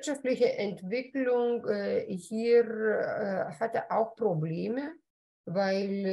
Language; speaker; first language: German; non-native, fluent; Lithuanian